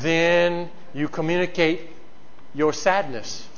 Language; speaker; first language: English; native; English